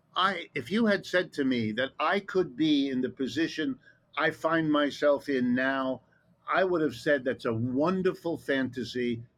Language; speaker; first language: English; early bilingual, other home language; German